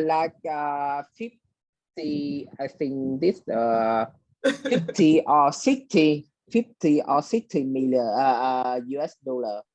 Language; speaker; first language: English; non-native, learner; Vietnamese